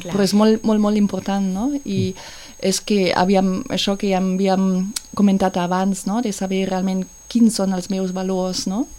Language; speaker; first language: Catalan; non-native, fluent; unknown